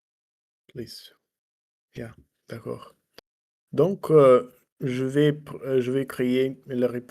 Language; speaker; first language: French; non-native, learner; Russian